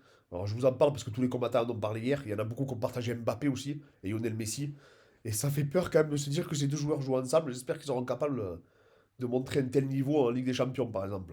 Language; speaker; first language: French; native; French